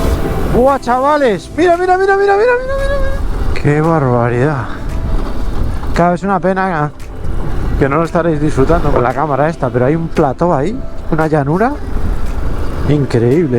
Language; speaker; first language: Spanish; native; Spanish